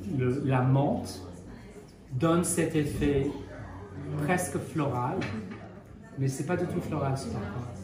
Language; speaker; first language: French; non-native, fluent; English